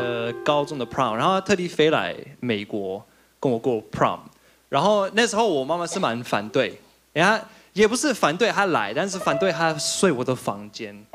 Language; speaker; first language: Chinese; early bilingual, heritage; Chinese